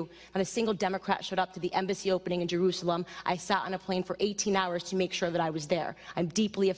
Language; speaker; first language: English; native; English